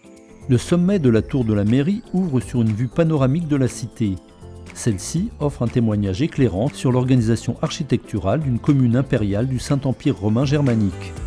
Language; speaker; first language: French; native; French